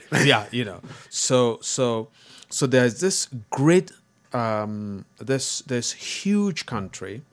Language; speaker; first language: English; non-native, local second language; Igbo